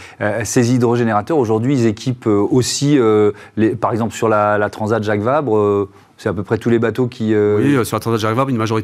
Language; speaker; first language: French; native; French